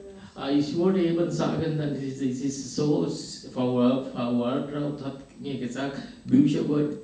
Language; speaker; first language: German; non-native, fluent; Sinhala